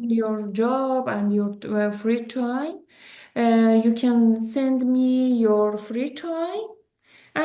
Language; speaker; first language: English; non-native, learner; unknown